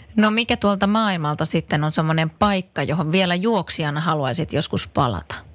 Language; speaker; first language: Finnish; native; Finnish